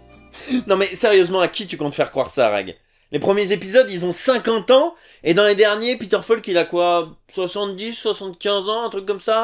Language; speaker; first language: French; native; French